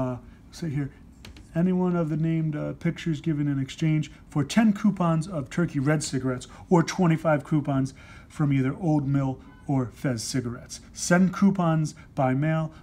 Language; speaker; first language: English; native; English